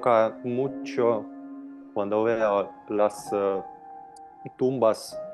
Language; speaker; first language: Spanish; non-native, fluent; Ukrainian